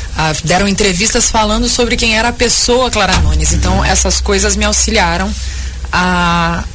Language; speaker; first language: Portuguese; native; Portuguese